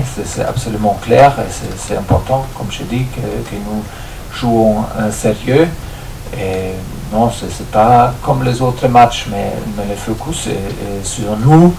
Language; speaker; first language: French; non-native, fluent; German